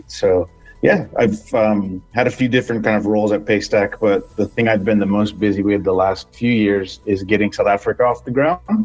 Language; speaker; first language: English; native; English